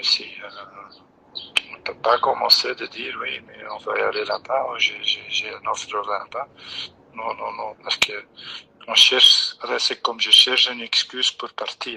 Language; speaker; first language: French; non-native, fluent; Dutch